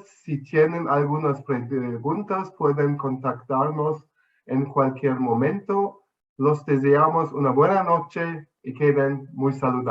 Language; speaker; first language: Spanish; non-native, fluent; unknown